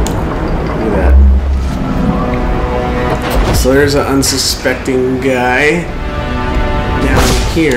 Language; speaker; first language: English; native; English